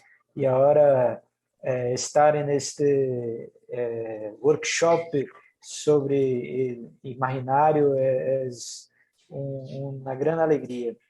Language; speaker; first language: Spanish; non-native, fluent; Portuguese